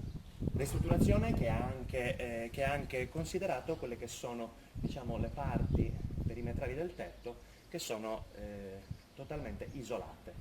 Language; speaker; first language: Italian; native; Italian